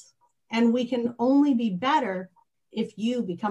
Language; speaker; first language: English; native; English